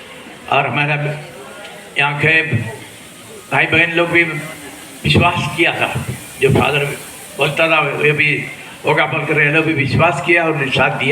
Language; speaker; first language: Hindi; non-native, local second language; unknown